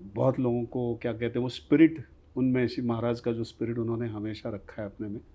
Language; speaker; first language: Hindi; non-native, local second language; Marathi